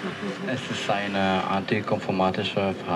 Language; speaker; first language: German; native; German